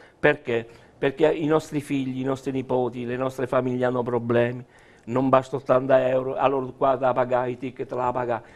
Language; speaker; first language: Italian; native; Italian